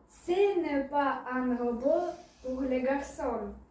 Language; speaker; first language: French; non-native, learner; Russian